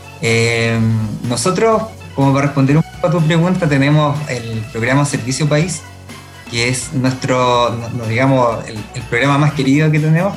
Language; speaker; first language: Spanish; native; Spanish